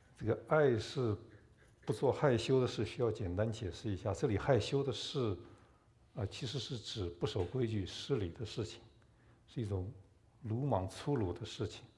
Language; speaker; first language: Chinese; native; Chinese